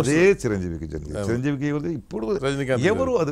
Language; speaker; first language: Telugu; non-native, learner; Tamil